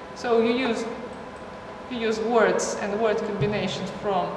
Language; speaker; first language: English; non-native, fluent; Russian